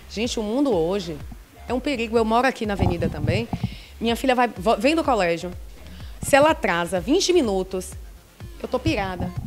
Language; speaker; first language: Portuguese; native; Portuguese